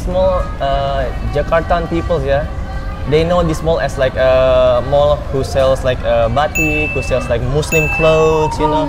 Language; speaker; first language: English; non-native, fluent; Indonesian